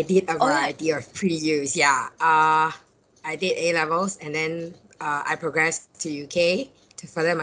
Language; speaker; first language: English; non-native, local second language; Cantonese